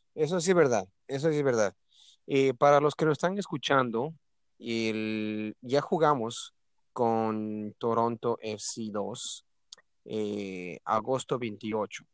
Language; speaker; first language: Spanish; native; Spanish